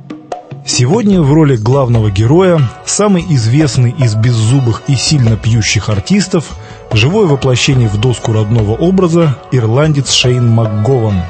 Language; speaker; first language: Russian; native; Russian